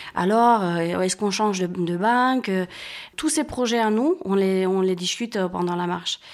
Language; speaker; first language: French; non-native, fluent; Romanian